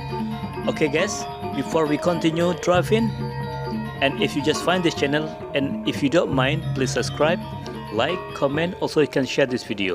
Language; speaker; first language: English; non-native, learner; Indonesian